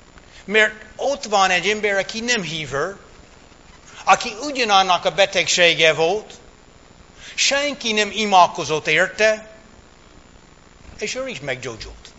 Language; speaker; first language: Hungarian; early bilingual, heritage; English